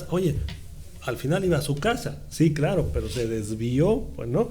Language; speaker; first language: Spanish; native; Spanish